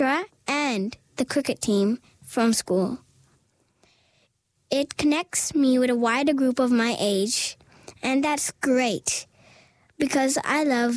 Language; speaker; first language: English; native; English